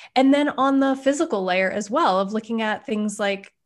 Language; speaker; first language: English; native; English